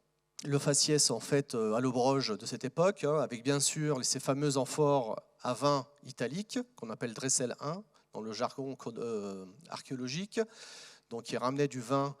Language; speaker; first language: French; native; French